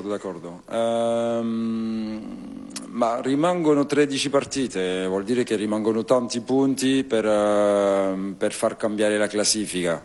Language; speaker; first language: Italian; non-native, fluent; French